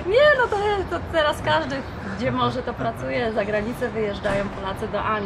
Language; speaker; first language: Polish; native; Polish